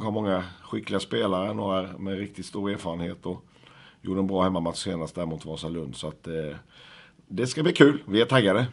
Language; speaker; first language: Swedish; native; Swedish